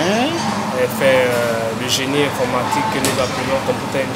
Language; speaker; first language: French; non-native, fluent; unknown